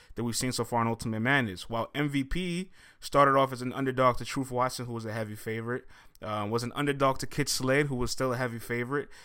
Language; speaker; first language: English; native; English